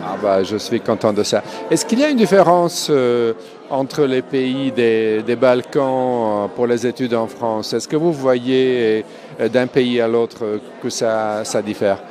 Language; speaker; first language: French; non-native, fluent; Serbian